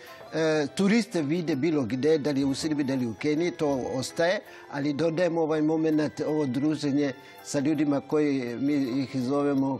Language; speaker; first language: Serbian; non-native, fluent; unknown